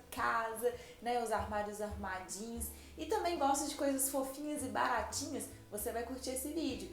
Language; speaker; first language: Portuguese; native; Portuguese